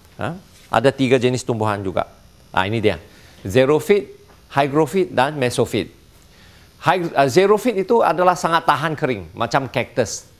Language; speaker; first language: Malay; non-native, local second language; Chinese